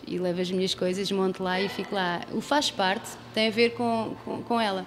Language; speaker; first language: Portuguese; native; Portuguese